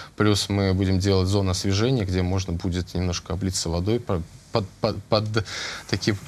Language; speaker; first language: Russian; native; Russian